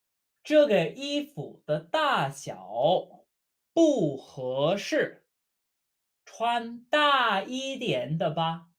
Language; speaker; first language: Chinese; non-native, fluent; English